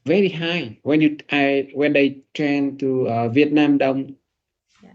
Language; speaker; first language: English; non-native, learner; Vietnamese